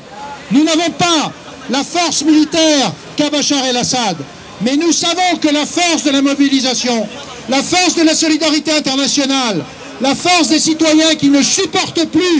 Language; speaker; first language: French; native; French